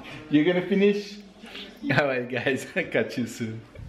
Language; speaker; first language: English; non-native, fluent; French